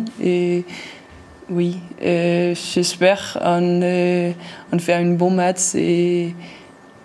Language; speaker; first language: French; non-native, learner; Danish